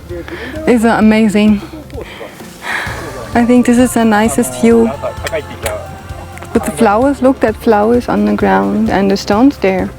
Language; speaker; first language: English; non-native, learner; German